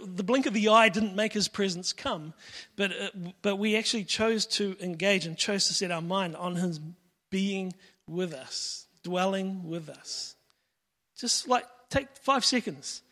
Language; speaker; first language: English; native; English